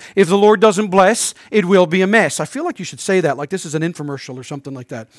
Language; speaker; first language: English; native; English